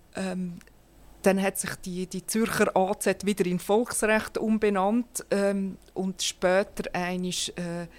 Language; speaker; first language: German; native; German